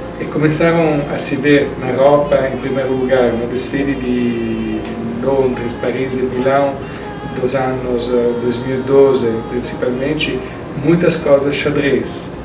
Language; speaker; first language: Portuguese; non-native, fluent; Italian